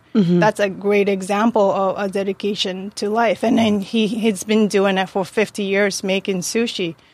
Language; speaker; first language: English; non-native, fluent; Japanese